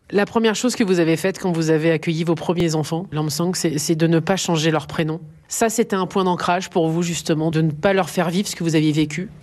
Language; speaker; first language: French; native; French